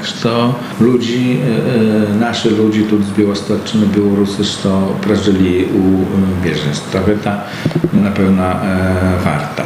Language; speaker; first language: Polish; non-native, local second language; Belarusian